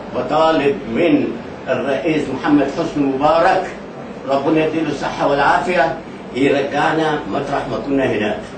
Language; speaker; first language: Egyptian Arabic; non-native, local second language; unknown